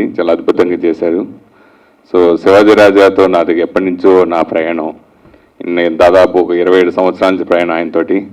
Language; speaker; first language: Telugu; native; Telugu